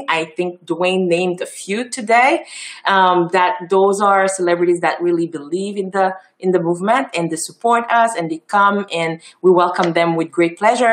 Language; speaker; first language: English; non-native, fluent; Haitian Creole